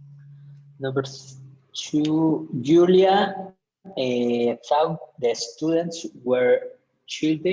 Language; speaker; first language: English; non-native, learner; Spanish